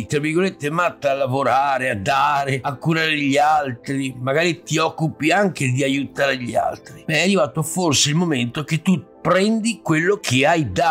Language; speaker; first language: Italian; native; Italian